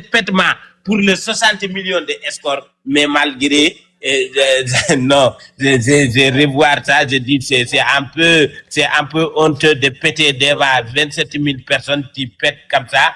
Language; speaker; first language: French; non-native, local second language; Wolof